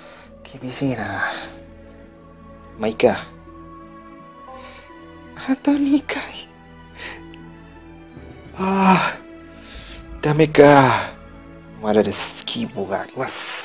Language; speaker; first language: Japanese; non-native, learner; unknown